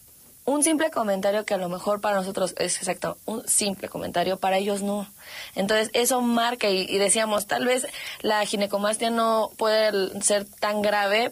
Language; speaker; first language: Spanish; native; Spanish